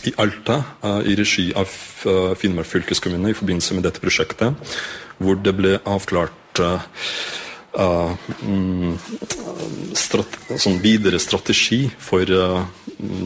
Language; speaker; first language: Norwegian; non-native, fluent; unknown